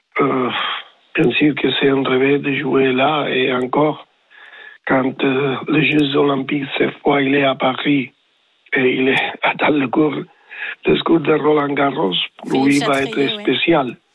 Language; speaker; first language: French; non-native, learner; Spanish